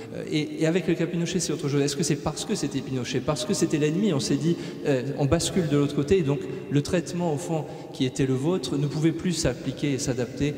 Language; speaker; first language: French; native; French